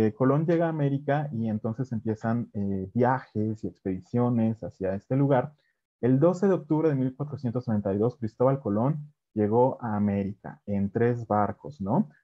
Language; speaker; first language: Spanish; native; Spanish